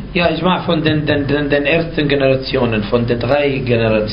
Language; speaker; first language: German; non-native, fluent; Arabic